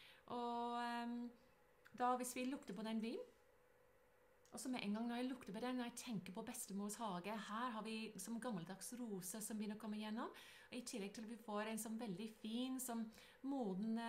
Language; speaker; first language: Norwegian; non-native, fluent; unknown